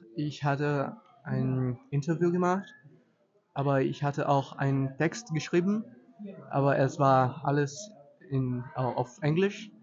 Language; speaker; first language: German; non-native, learner; Portuguese